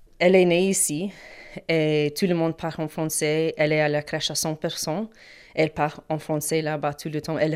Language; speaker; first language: French; non-native, learner; Ukrainian